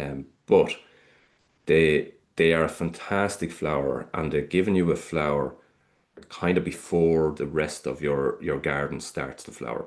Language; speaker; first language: English; native; English